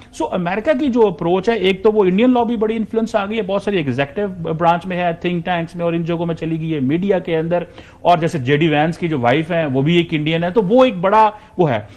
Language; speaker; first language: Urdu; native; Urdu